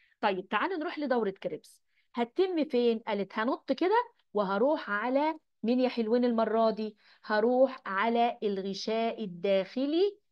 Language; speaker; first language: Arabic; native; Arabic